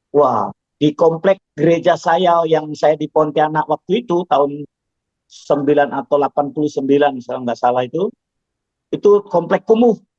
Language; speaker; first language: Indonesian; non-native, local second language; Javanese